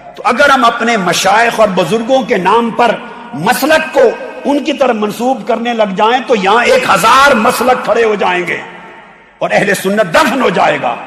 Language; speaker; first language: Urdu; non-native, local second language; Punjabi